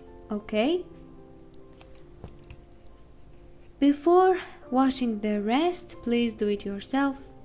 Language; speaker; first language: English; non-native, fluent; Persian